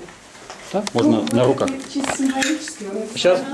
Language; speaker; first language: Russian; native; Russian